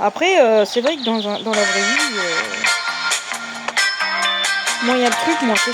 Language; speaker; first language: French; native; French